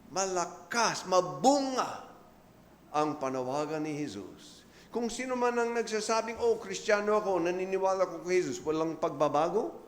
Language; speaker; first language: Filipino; non-native, fluent; English